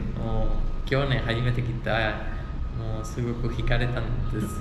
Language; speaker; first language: Japanese; non-native, fluent; Spanish